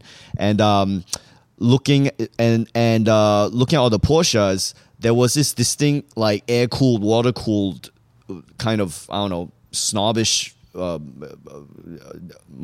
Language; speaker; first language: English; native; English